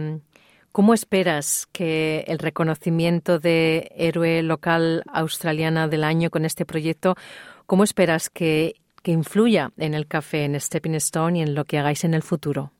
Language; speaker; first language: Spanish; native; Spanish